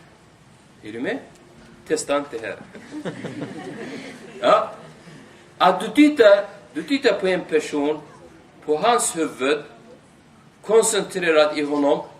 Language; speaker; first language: Swedish; non-native, fluent; Arabic